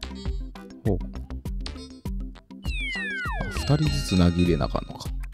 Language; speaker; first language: Japanese; native; Japanese